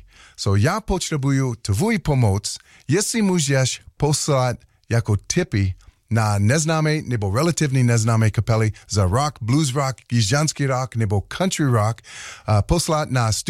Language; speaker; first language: Czech; non-native, learner; English